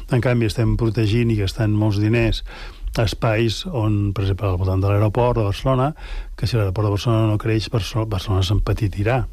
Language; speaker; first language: Catalan; native; Catalan